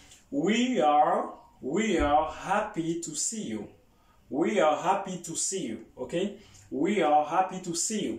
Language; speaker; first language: English; non-native, fluent; Haitian Creole